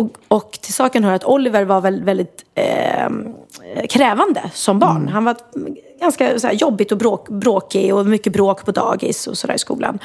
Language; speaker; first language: Swedish; native; Swedish